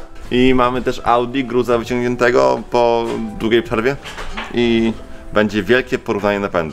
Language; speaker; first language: Polish; native; Polish